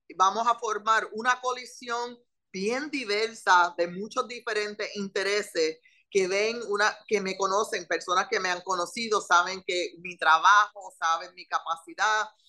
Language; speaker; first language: Spanish; early bilingual, heritage; Spanish